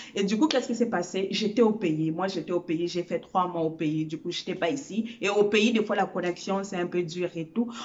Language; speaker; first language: French; early bilingual, other home language; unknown